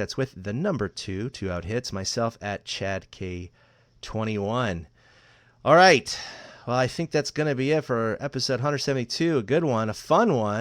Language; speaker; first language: English; native; English